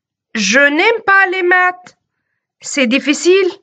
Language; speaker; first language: French; non-native, fluent; Arabic